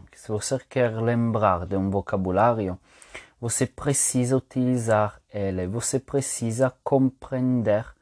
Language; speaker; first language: Portuguese; non-native, fluent; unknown